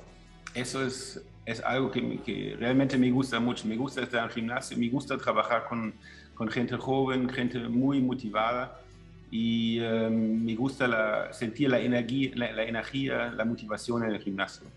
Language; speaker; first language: Spanish; non-native, fluent; German